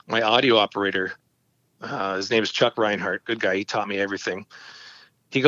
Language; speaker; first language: English; native; English